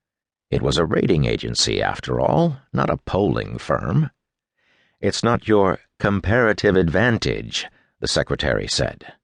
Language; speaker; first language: English; native; English